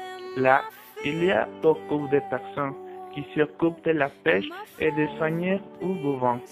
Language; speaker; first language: French; non-native, learner; Spanish